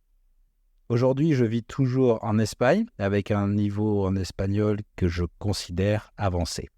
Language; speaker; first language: French; native; French